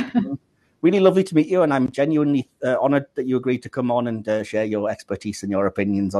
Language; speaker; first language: English; native; English